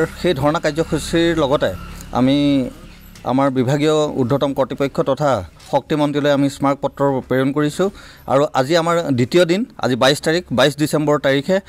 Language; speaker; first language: Assamese; native; Assamese